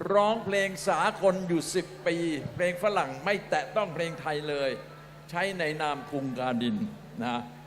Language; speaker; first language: Thai; native; Thai